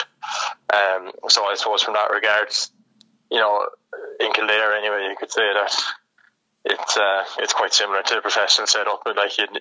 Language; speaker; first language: English; native; English